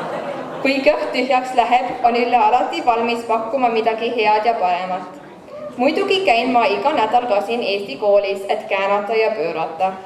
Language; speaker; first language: Estonian; early bilingual, heritage; Estonian